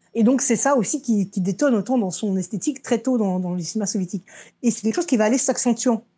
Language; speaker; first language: French; early bilingual, other home language; Russian